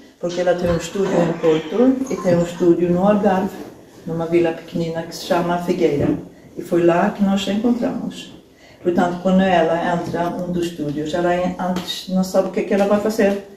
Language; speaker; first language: Portuguese; non-native, learner; Swedish